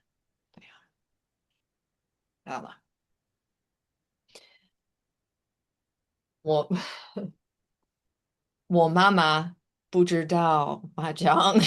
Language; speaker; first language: Chinese; non-native, fluent; English